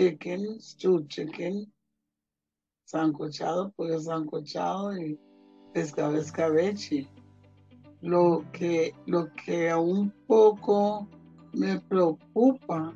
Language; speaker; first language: Spanish; non-native, local second language; Jamaican Creole English